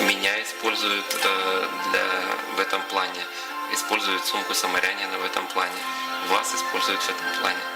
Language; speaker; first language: Russian; native; Russian